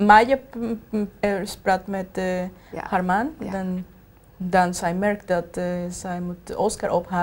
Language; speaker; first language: Dutch; non-native, learner; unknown